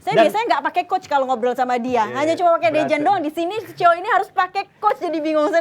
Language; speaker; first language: Indonesian; native; Indonesian